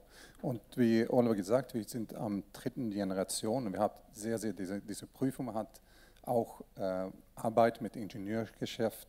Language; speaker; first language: German; non-native, learner; Swedish